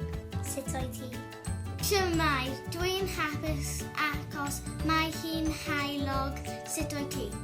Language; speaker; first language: Welsh; non-native, learner; English